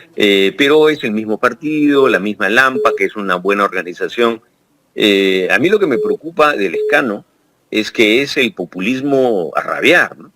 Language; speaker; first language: Spanish; native; Spanish